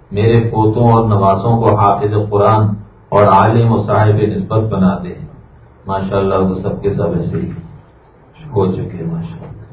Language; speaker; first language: Urdu; native; Urdu